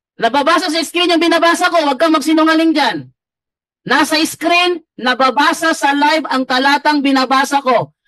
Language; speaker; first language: Filipino; native; Filipino